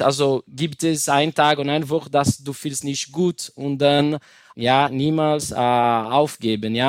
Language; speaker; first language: German; non-native, learner; Portuguese